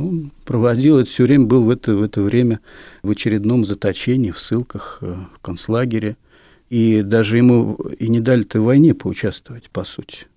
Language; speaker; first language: Russian; native; Russian